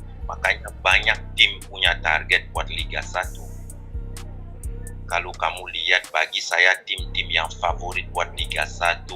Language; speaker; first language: Indonesian; non-native, fluent; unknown